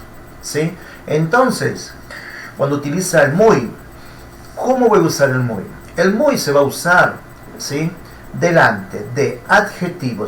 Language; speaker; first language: Spanish; non-native, fluent; Portuguese